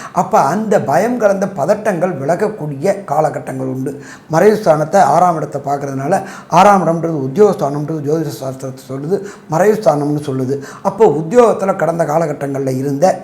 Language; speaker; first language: Tamil; native; Tamil